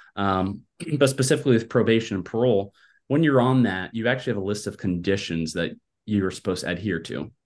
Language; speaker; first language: English; native; English